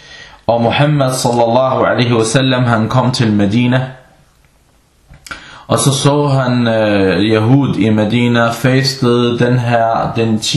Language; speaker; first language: Danish; early bilingual, other home language; Arabic